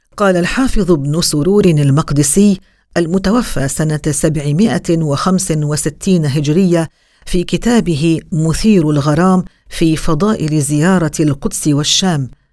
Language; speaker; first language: Arabic; native; Arabic